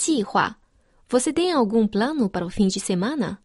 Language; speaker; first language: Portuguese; non-native, fluent; Chinese